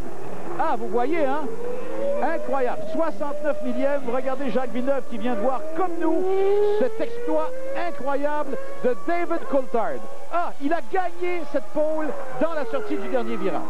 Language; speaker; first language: French; native; French